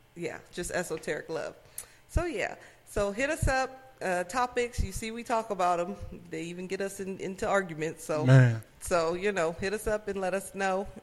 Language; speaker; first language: English; native; English